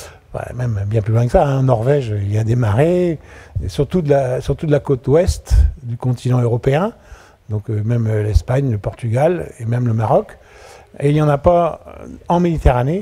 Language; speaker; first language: French; native; French